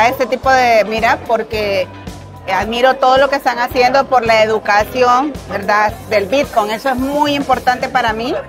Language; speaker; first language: Spanish; native; Spanish